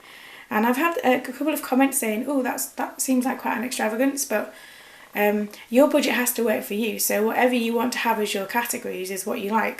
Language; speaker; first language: English; native; English